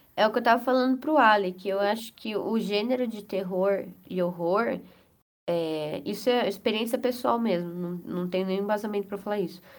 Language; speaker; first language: Portuguese; native; Portuguese